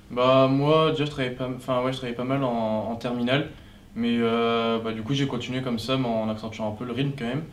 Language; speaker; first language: French; native; French